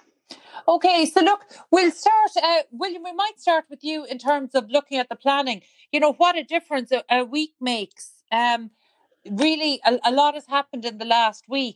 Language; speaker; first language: English; native; English